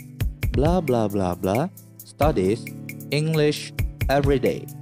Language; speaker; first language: English; non-native, learner; Indonesian